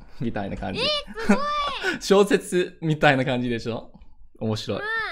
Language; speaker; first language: Japanese; non-native, learner; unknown